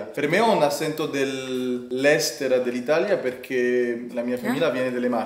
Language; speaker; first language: Italian; early bilingual, heritage; Italian